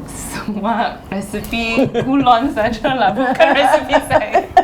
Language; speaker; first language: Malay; non-native, local second language; English